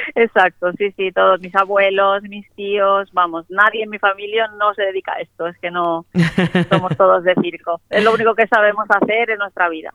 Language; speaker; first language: Spanish; non-native, fluent; Italian